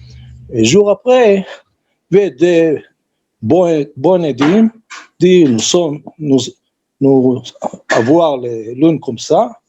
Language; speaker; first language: French; non-native, learner; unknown